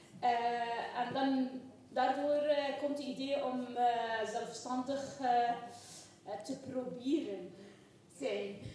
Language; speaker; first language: Dutch; non-native, learner; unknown